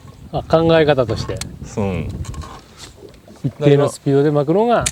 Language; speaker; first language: Japanese; native; Japanese